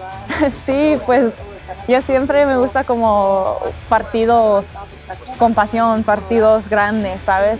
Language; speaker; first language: Spanish; early bilingual, heritage; English